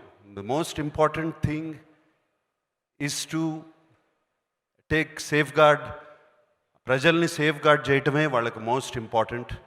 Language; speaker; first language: Telugu; native; Telugu